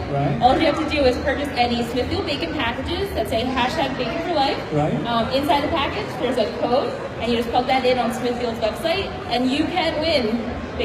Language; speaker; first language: English; native; English